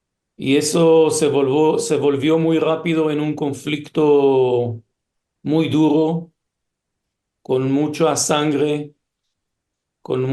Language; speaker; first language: Spanish; early bilingual, heritage; Hebrew